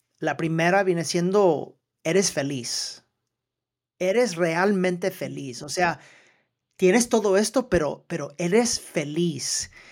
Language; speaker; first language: Spanish; early bilingual, heritage; Spanish